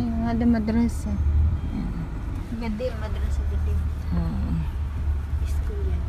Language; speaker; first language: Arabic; non-native, learner; Filipino